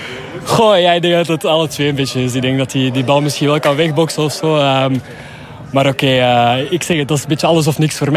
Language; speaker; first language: Dutch; native; Dutch